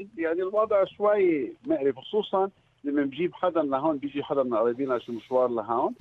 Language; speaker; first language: Arabic; native; Arabic